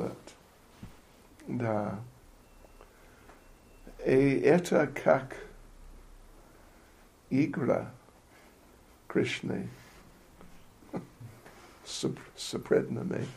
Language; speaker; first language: Russian; non-native, learner; English